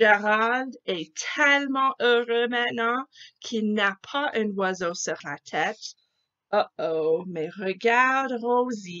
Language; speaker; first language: French; non-native, fluent; English